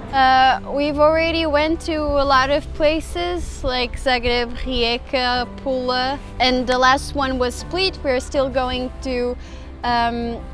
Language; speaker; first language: English; non-native, fluent; Portuguese